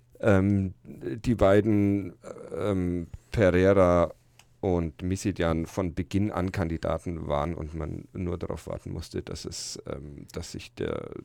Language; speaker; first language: German; native; German